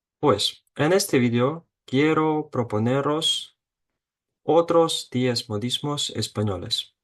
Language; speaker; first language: Spanish; non-native, fluent; Ukrainian